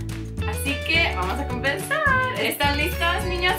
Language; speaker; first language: Spanish; early bilingual, heritage; Spanish